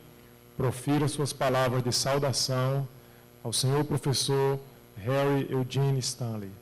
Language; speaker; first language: Portuguese; native; Portuguese